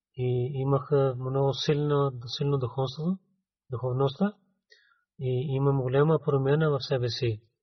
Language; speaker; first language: Bulgarian; non-native, fluent; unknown